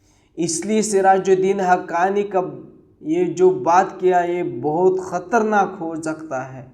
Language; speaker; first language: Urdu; non-native, learner; Pashto